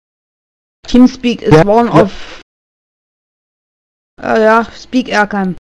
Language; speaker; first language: English; non-native, learner; German